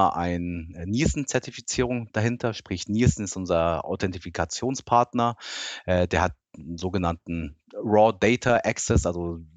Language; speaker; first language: German; early bilingual, other home language; Japanese